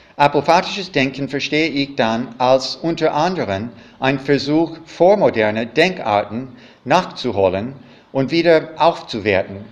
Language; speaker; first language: German; non-native, fluent; English